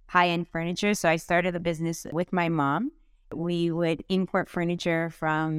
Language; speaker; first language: English; native; English